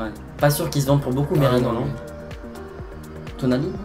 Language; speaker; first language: French; native; French